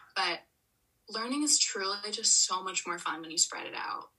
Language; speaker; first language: English; native; English